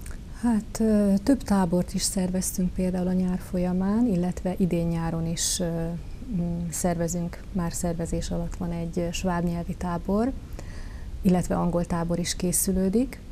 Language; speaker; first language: Hungarian; native; Hungarian